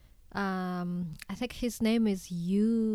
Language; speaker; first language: English; non-native, learner; Japanese